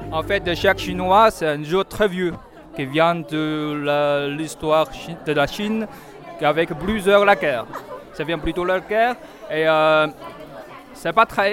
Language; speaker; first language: French; non-native, fluent; Chinese